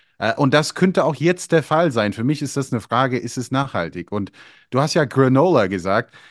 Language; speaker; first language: German; early bilingual, other home language; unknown